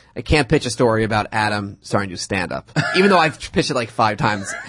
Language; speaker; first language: English; native; English